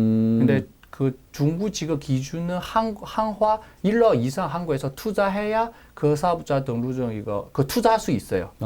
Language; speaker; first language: Korean; non-native, learner; Chinese